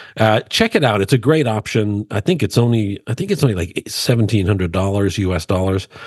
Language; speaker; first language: English; native; English